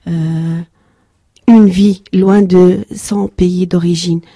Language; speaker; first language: French; non-native, learner; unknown